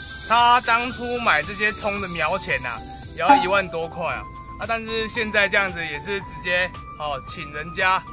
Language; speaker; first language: Chinese; native; Chinese